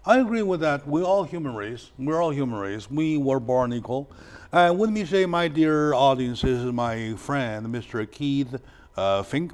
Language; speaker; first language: English; non-native, fluent; Chinese